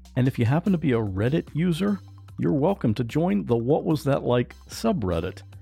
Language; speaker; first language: English; native; English